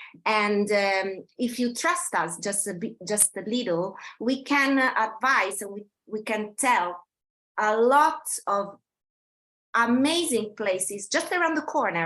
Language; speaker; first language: English; non-native, fluent; Italian